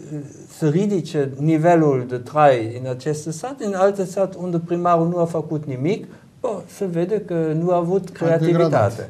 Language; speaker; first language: Romanian; non-native, learner; German